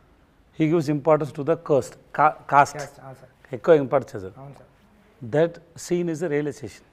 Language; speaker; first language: Telugu; non-native, learner; Tamil